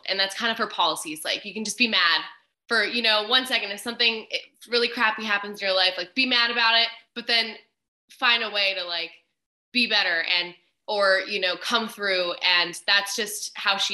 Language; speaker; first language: English; native; English